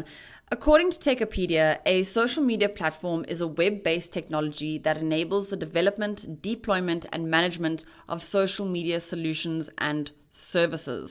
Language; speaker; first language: English; native; English